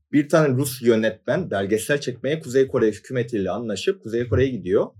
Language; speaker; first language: Turkish; non-native, fluent; Korean